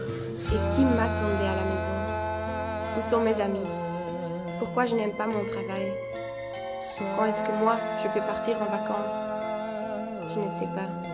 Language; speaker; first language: French; non-native, learner; Dutch